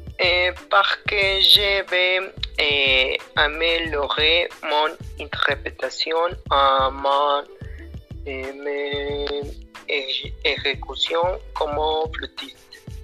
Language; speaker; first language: French; non-native, learner; Spanish